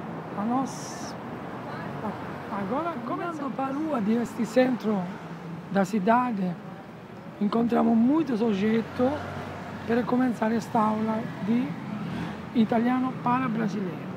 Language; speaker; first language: Portuguese; non-native, fluent; Italian